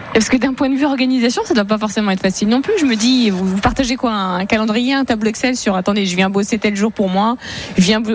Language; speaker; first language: French; native; French